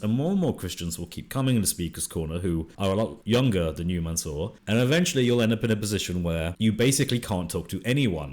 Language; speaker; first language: English; native; English